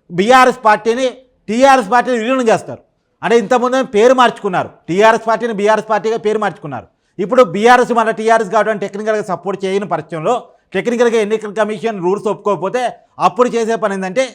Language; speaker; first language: Telugu; native; Telugu